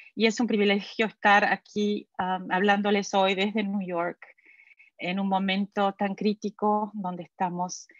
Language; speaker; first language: Spanish; native; Spanish